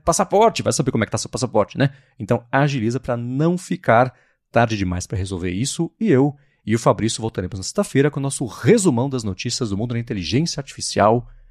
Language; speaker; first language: Portuguese; native; Portuguese